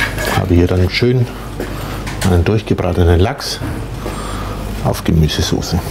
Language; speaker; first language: German; native; German